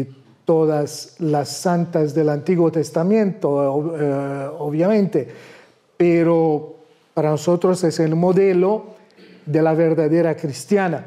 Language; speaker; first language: Spanish; non-native, fluent; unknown